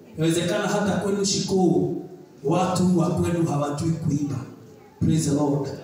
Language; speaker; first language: Swahili; non-native, local second language; Kikuyu